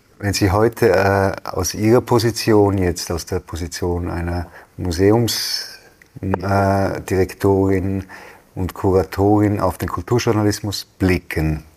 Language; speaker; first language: German; native; German